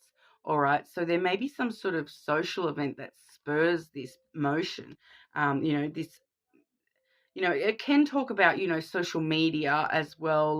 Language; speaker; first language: English; native; English